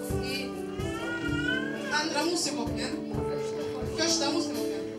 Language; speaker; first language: Swedish; non-native, fluent; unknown